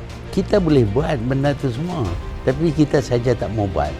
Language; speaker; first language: Malay; native; Malay